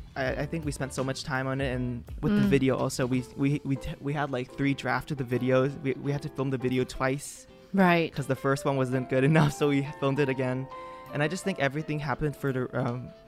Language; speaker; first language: English; non-native, fluent; Vietnamese